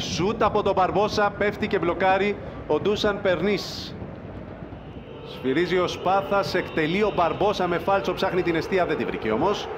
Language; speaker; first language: Greek; native; Greek